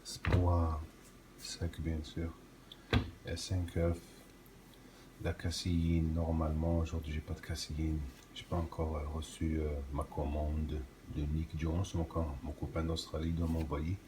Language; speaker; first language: French; non-native, local second language; Arabic